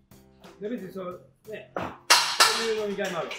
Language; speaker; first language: Japanese; native; Japanese